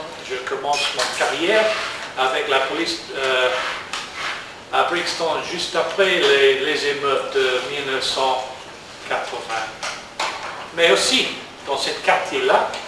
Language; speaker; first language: French; non-native, learner; English